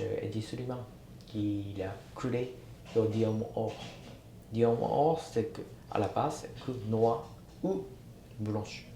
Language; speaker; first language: French; non-native, learner; Japanese